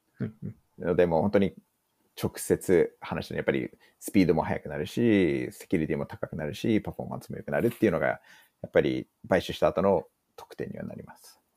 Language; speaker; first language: Japanese; early bilingual, heritage; English